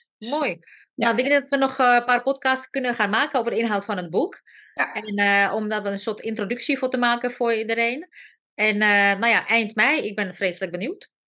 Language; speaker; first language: Dutch; non-native, fluent; Slovak